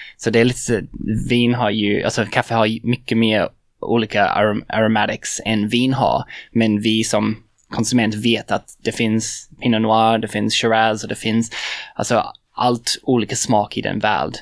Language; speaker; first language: Swedish; non-native, fluent; English